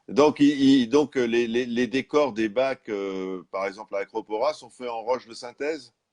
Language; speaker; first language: French; native; French